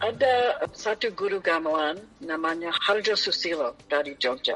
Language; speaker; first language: Indonesian; non-native, fluent; English